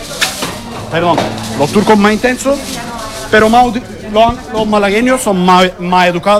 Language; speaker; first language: Spanish; non-native, learner; Turkish